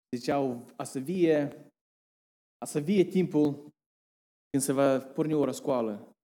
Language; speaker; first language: Romanian; early bilingual, heritage; Romanian